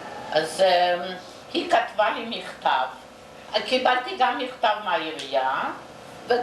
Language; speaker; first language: Hebrew; non-native, fluent; Yiddish